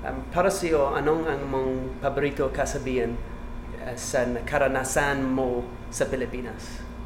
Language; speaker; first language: Filipino; non-native, learner; English